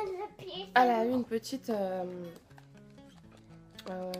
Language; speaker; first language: French; native; French